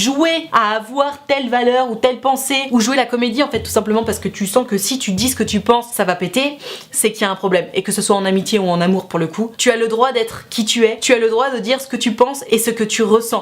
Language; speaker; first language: French; native; French